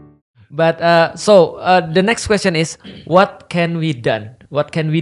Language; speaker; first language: English; non-native, fluent; Indonesian